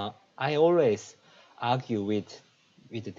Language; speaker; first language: English; non-native, learner; Korean